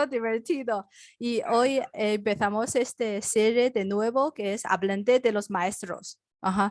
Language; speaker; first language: Spanish; non-native, learner; Chinese